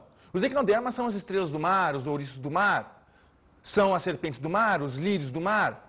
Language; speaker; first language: Portuguese; native; Portuguese